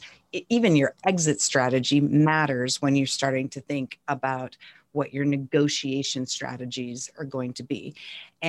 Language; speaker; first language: English; native; English